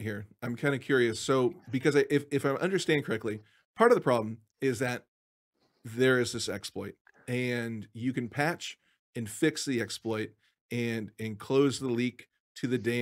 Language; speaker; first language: English; native; English